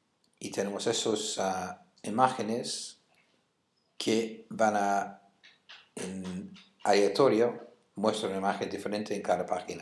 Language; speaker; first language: Spanish; non-native, fluent; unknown